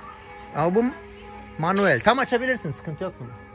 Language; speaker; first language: Turkish; native; Turkish